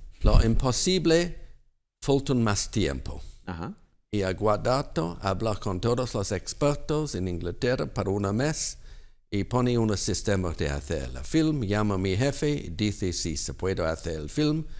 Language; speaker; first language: Spanish; non-native, learner; English